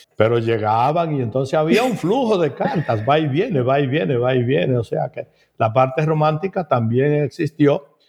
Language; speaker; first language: Spanish; native; Spanish